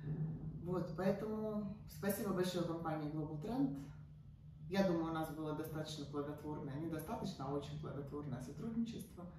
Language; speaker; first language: Russian; native; Russian